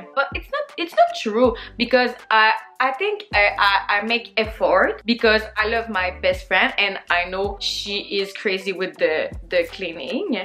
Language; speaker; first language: English; non-native, learner; French